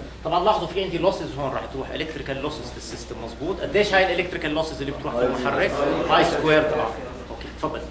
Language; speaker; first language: Arabic; native; Arabic